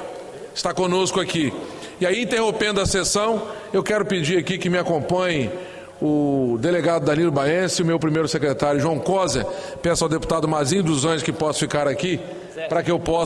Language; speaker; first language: Portuguese; native; Portuguese